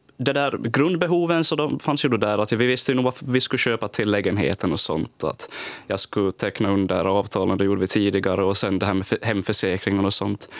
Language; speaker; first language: Swedish; native; Swedish